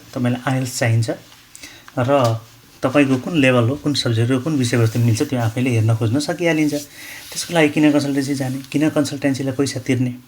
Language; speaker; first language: Nepali; native; Nepali